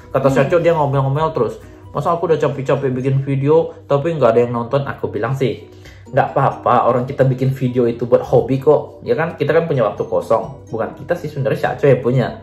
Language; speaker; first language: Indonesian; native; Indonesian